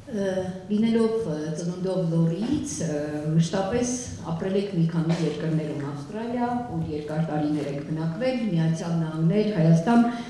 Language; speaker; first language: Armenian; native; Armenian